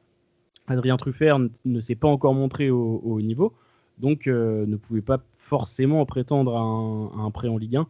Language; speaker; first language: French; native; French